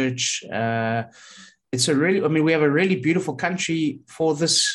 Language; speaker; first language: English; native; English